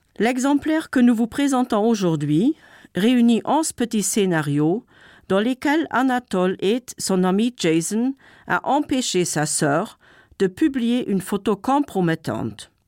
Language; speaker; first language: French; non-native, local second language; Luxembourgish